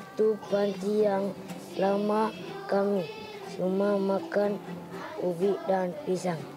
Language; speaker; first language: Indonesian; non-native, local second language; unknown